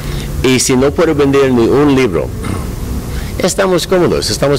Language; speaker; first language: Spanish; non-native, learner; English